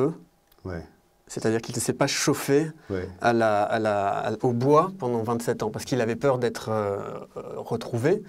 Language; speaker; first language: French; native; French